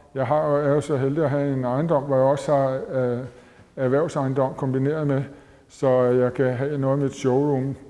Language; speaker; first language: Danish; native; Danish